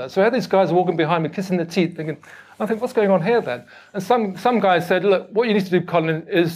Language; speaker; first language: English; native; English